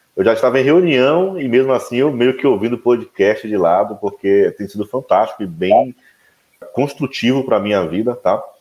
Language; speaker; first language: Portuguese; native; Portuguese